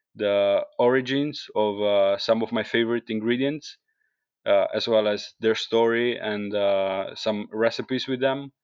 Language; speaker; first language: English; non-native, fluent; Italian